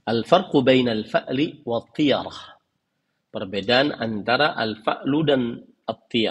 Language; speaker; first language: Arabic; non-native, fluent; Indonesian